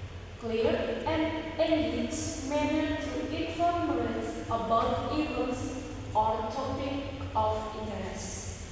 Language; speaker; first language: English; non-native, learner; Indonesian